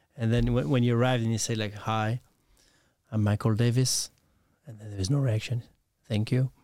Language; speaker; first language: English; non-native, fluent; French